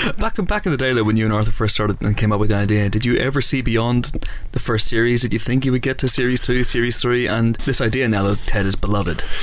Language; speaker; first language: English; native; English